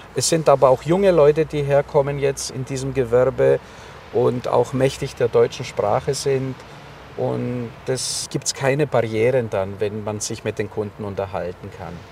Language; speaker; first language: German; non-native, fluent; Greek